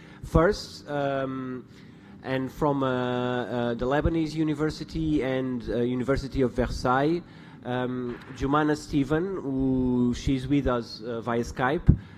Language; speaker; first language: English; non-native, fluent; Portuguese